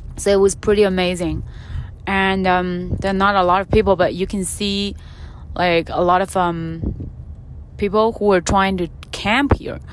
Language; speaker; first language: English; non-native, fluent; Chinese